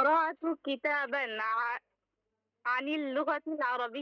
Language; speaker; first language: Arabic; non-native, learner; Bangla